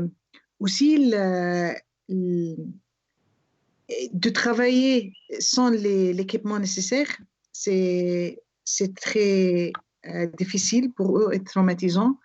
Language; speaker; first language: French; non-native, fluent; Arabic